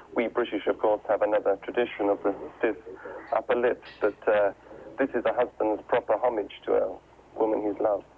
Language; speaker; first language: English; native; English